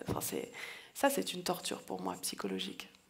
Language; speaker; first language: French; native; French